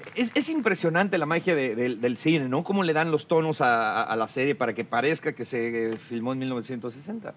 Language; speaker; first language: Spanish; native; Spanish